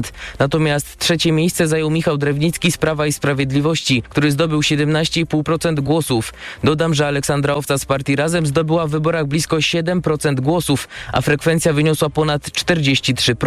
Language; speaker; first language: Polish; native; Polish